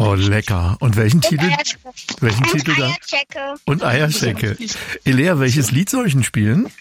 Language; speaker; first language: German; native; German